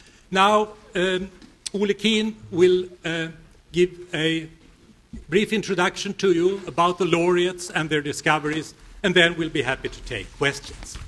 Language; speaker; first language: English; non-native, fluent; Swedish